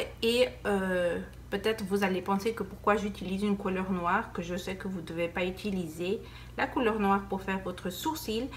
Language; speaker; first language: French; non-native, fluent; Spanish